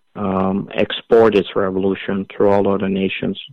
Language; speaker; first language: English; early bilingual, other home language; Assyrian Neo-Aramaic